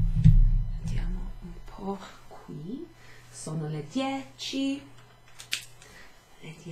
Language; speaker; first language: Italian; non-native, fluent; English